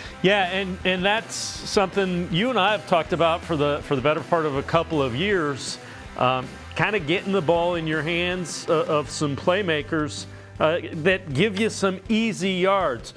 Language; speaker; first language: English; native; English